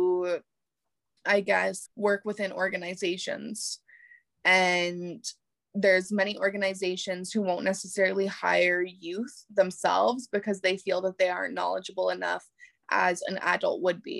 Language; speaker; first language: English; native; English